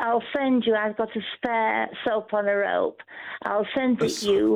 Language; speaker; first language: English; native; English